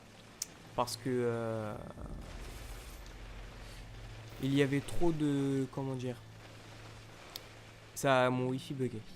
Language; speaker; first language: French; native; French